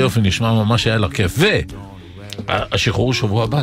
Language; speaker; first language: Hebrew; native; Hebrew